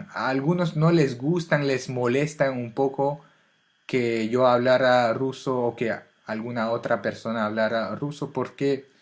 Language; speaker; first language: Spanish; non-native, fluent; French